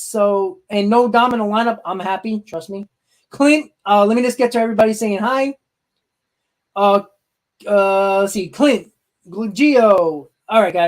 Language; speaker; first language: English; native; English